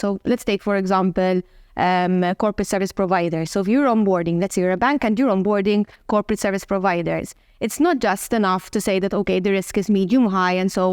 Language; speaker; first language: English; non-native, local second language; Maltese